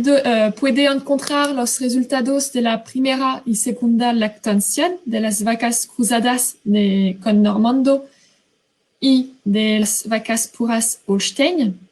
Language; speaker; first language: Spanish; non-native, fluent; French